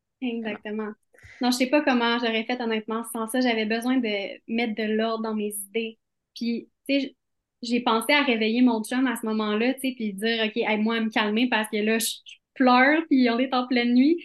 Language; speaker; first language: French; native; French